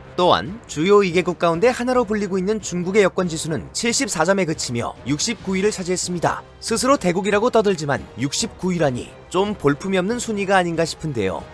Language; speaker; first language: Korean; native; Korean